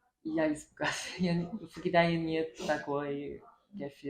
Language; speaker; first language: Russian; non-native, learner; Chinese